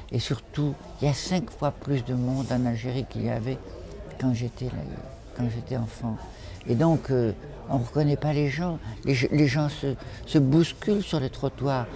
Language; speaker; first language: French; native; French